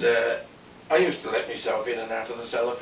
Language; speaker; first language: English; native; English